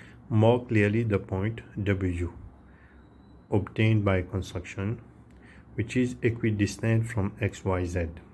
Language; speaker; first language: English; non-native, local second language; Morisyen